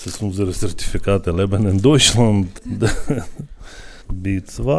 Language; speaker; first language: German; non-native, learner; Ukrainian